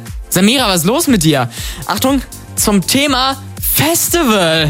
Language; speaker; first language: German; native; German